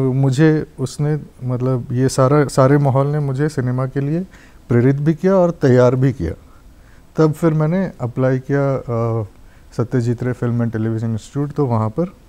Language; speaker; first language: Hindi; non-native, local second language; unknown